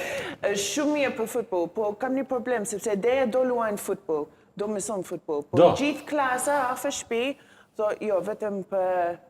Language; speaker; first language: Albanian; non-native, learner; English